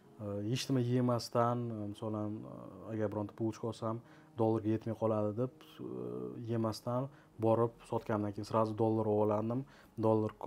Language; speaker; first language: Uzbek; early bilingual, heritage; Uzbek